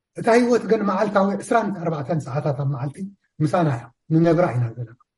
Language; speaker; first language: Tigrinya; native; Tigrinya